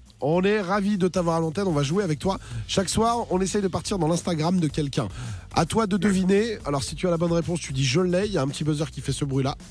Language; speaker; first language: French; native; French